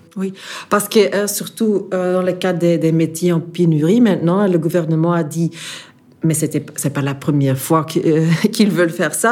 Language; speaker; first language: French; non-native, fluent; Dutch